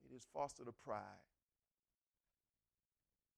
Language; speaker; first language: English; native; English